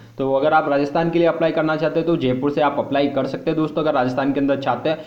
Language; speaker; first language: Hindi; native; Hindi